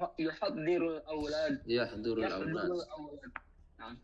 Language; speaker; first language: Arabic; non-native, learner; Indonesian